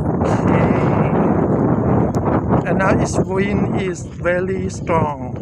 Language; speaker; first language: English; non-native, learner; Thai